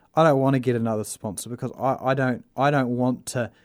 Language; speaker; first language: English; native; English